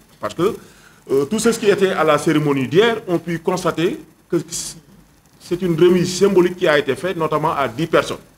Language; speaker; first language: French; non-native, local second language; Wolof